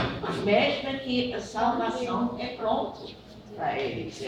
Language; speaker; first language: Portuguese; non-native, fluent; English